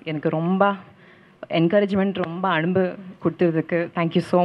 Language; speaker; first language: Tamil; non-native, learner; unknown